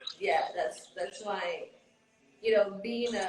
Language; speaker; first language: English; native; English